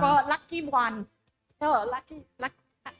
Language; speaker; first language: English; non-native, learner; Indonesian